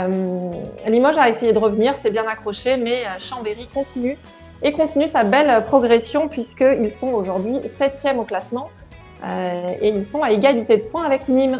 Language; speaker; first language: French; native; French